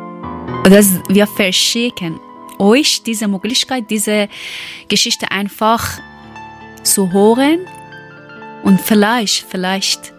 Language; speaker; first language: German; non-native, learner; Persian